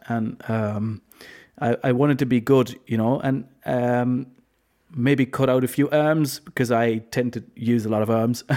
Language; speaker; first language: English; non-native, fluent; Low German